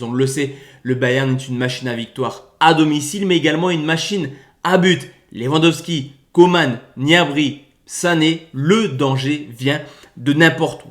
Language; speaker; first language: French; native; French